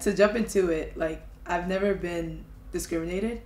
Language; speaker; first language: English; early bilingual, other home language; Japanese